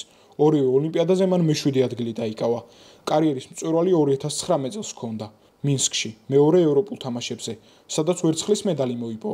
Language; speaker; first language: Georgian; native; Georgian